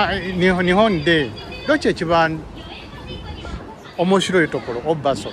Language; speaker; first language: Japanese; non-native, learner; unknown